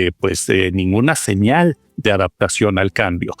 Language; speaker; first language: Spanish; native; Spanish